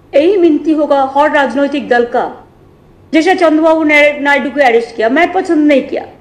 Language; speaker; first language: Hindi; non-native, local second language; Bangla